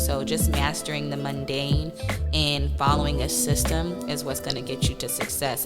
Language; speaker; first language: English; native; English